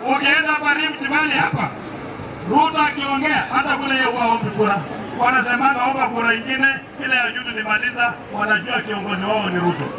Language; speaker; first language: Swahili; non-native, local second language; Luyia